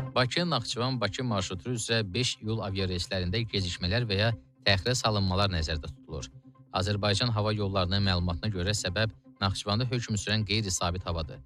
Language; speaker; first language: Azerbaijani; native; Azerbaijani